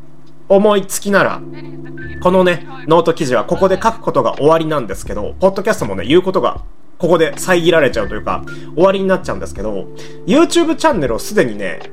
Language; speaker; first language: Japanese; native; Japanese